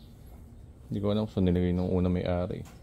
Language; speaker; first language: Filipino; native; Filipino